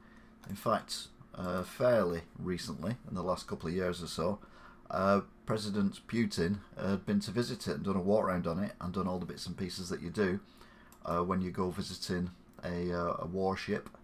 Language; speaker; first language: English; native; English